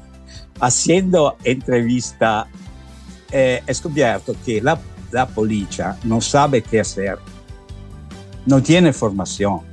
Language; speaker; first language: Spanish; non-native, learner; Italian